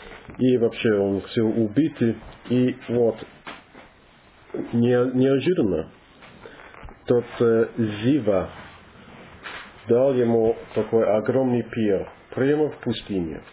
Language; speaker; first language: Russian; non-native, learner; English